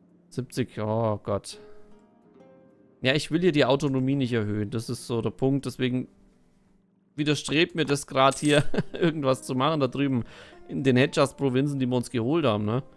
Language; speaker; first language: German; native; German